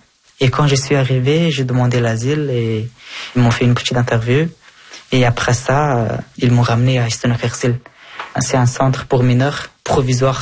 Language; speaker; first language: French; non-native, fluent; Persian